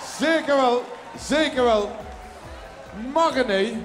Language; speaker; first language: Dutch; native; Dutch